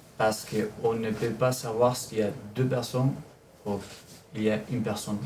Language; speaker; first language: French; non-native, learner; Spanish